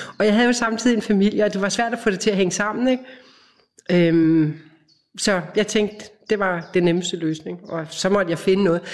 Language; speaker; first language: Danish; native; Danish